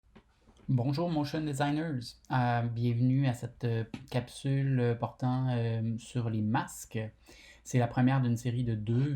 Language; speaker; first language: French; native; French